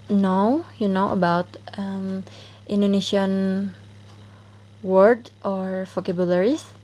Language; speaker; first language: English; non-native, learner; Indonesian